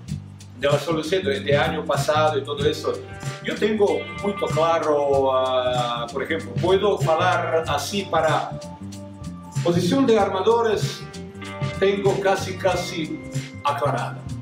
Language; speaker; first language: Spanish; non-native, fluent; Croatian